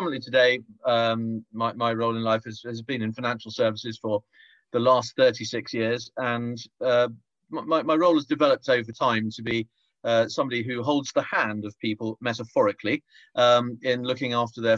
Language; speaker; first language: English; native; English